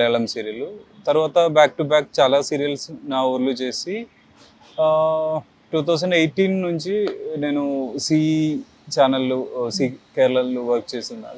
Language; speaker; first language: Telugu; non-native, learner; Malayalam